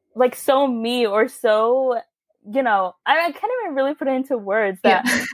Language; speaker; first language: English; early bilingual, other home language; Hindi